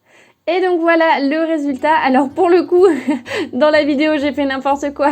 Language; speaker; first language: French; native; French